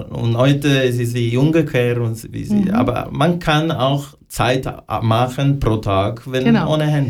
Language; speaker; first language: German; non-native, learner; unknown